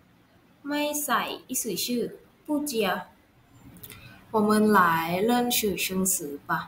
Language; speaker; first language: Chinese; non-native, learner; Thai